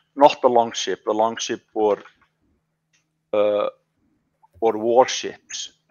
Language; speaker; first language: English; non-native, fluent; Icelandic